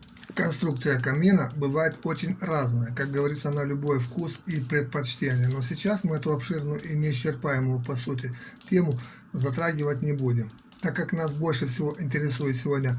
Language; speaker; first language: Russian; native; Russian